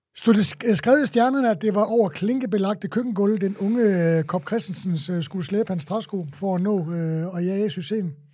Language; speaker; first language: Danish; native; Danish